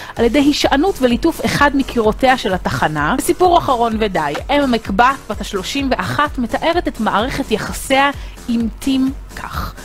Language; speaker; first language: Hebrew; native; Hebrew